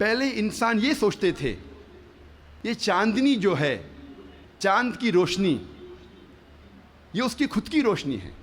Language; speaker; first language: Urdu; native; Urdu